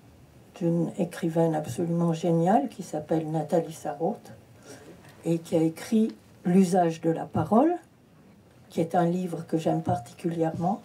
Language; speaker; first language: French; early bilingual, heritage; French